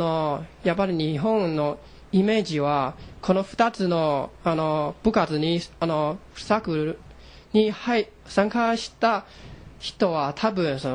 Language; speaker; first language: Japanese; non-native, fluent; Chinese